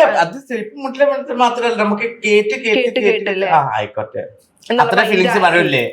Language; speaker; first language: Malayalam; non-native, fluent; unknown